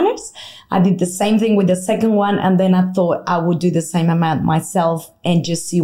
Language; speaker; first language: English; non-native, fluent; Spanish